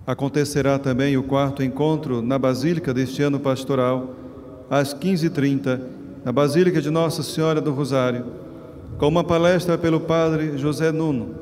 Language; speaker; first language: Portuguese; native; Portuguese